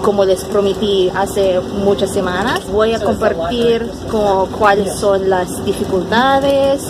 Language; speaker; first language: Spanish; non-native, fluent; English